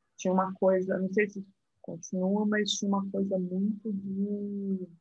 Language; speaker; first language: Portuguese; native; Portuguese